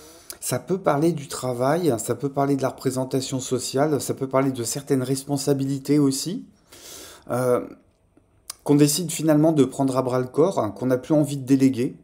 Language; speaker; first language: French; native; French